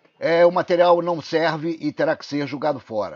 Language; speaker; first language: Portuguese; native; Portuguese